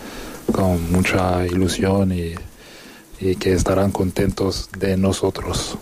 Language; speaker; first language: Spanish; non-native, fluent; French